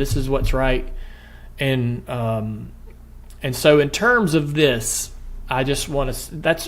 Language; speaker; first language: English; native; English